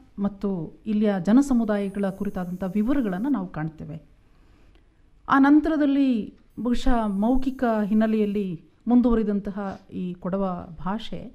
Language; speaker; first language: Kannada; non-native, local second language; Kodava